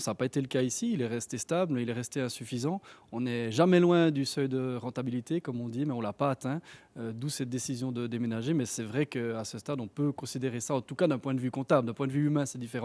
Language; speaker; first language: French; native; French